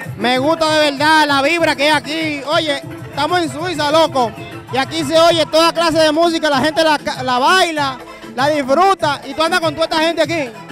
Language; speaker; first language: Spanish; native; Spanish